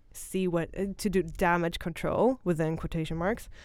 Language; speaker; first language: English; non-native, fluent; Swedish